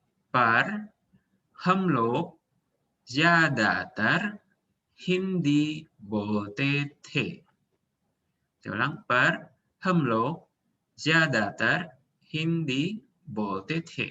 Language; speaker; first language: Hindi; non-native, fluent; Indonesian